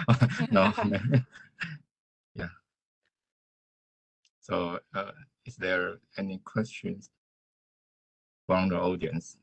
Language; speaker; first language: English; non-native, fluent; Chinese